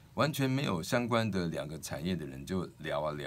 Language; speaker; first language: Chinese; native; Chinese